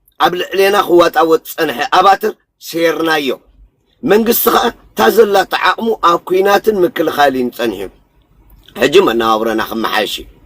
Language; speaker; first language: Tigrinya; native; Tigrinya